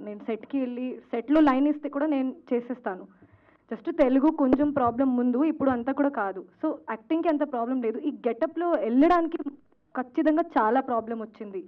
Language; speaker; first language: Telugu; non-native, learner; Hindi